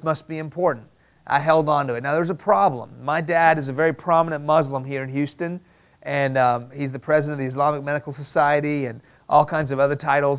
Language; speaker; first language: English; early bilingual, other home language; Persian